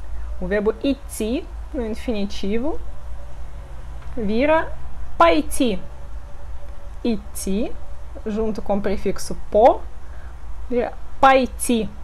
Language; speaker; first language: Portuguese; non-native, fluent; Russian